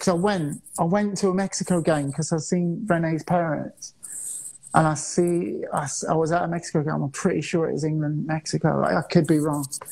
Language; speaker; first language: English; native; English